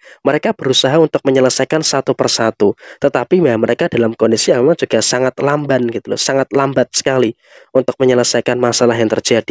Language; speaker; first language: Indonesian; native; Indonesian